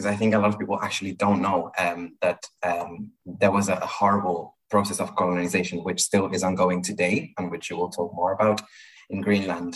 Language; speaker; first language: English; non-native, fluent; Spanish